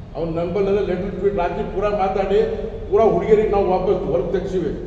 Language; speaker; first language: Kannada; non-native, local second language; Lambadi